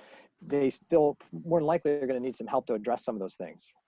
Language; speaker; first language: English; native; English